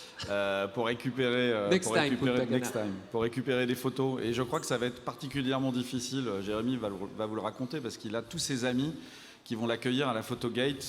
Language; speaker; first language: French; native; French